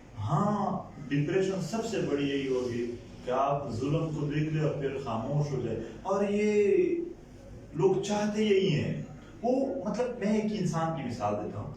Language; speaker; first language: Urdu; non-native, local second language; Pashto